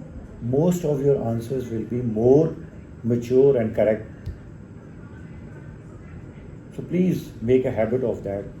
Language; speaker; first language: English; non-native, local second language; Urdu